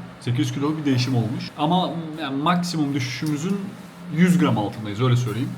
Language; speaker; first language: Turkish; native; Turkish